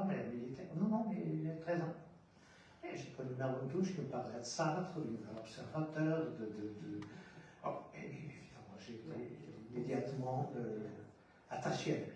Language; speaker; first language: French; non-native, fluent; Portuguese